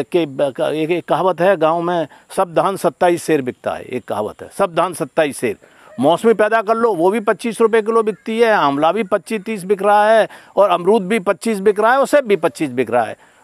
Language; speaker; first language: Hindi; native; Hindi